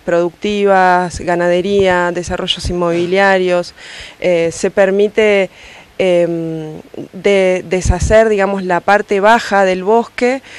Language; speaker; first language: Spanish; native; Spanish